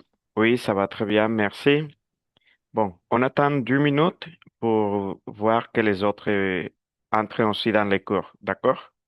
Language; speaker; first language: French; non-native, fluent; Spanish